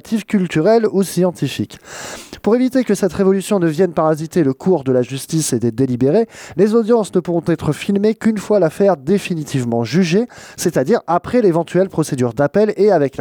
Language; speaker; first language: French; native; French